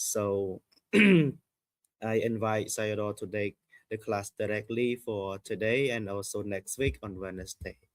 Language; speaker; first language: English; non-native, fluent; Khmer